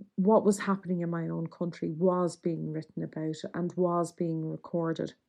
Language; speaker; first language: English; native; English